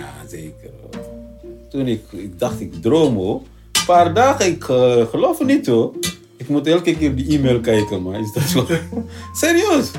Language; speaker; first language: Dutch; non-native, learner; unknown